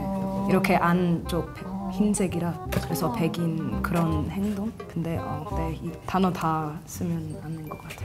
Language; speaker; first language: Korean; non-native, learner; English